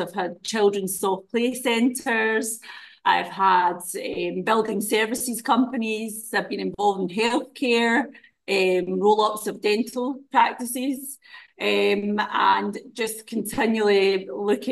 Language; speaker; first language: English; native; English